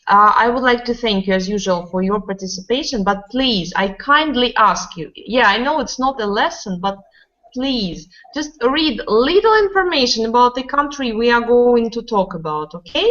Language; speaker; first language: English; non-native, fluent; Russian